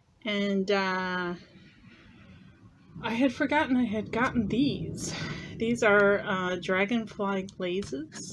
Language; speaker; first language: English; native; English